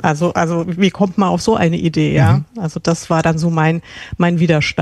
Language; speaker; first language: German; native; German